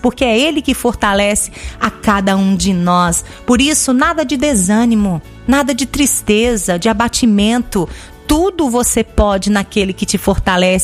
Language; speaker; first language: Portuguese; native; Portuguese